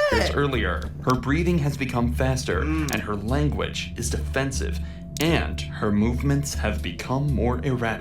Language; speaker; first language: English; native; English